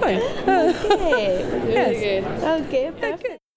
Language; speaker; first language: English; non-native, learner; French